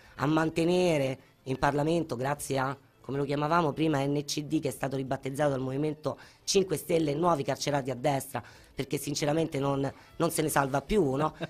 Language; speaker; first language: Italian; native; Italian